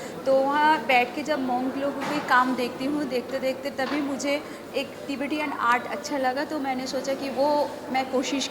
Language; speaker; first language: Hindi; non-native, local second language; Bangla